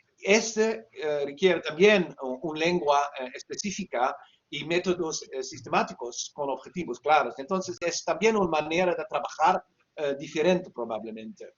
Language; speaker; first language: Spanish; non-native, learner; Dutch